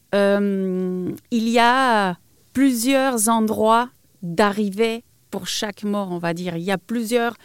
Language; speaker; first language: French; non-native, fluent; Spanish